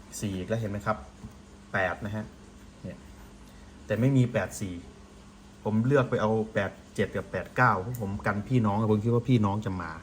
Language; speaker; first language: Thai; native; Thai